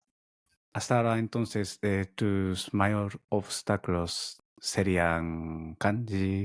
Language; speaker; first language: Spanish; non-native, fluent; Japanese